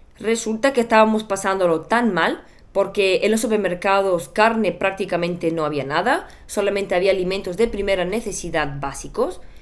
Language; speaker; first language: Spanish; non-native, fluent; Bulgarian